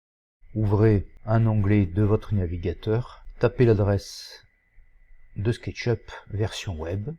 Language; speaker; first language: French; native; French